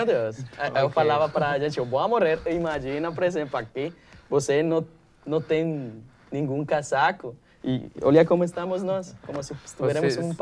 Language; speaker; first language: Portuguese; non-native, learner; Spanish